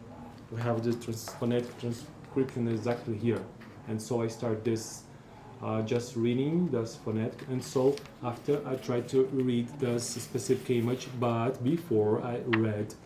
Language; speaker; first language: English; non-native, learner; Portuguese